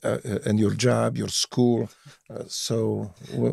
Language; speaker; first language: English; non-native, fluent; Polish